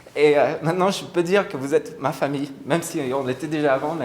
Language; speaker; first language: French; non-native, fluent; Spanish